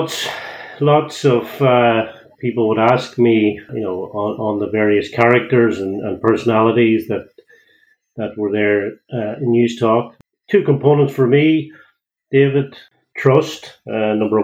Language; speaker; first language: English; native; English